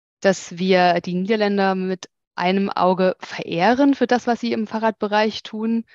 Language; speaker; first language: German; native; German